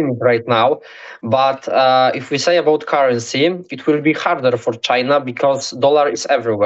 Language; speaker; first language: English; non-native, learner; Polish